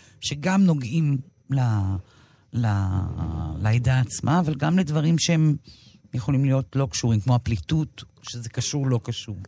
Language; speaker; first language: Hebrew; native; Hebrew